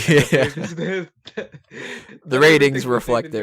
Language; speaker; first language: English; native; English